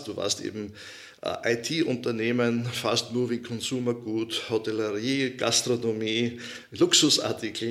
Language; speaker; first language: German; native; German